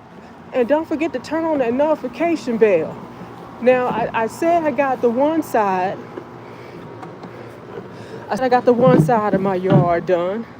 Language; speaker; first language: English; native; English